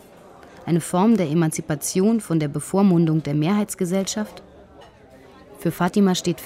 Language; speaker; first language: German; native; German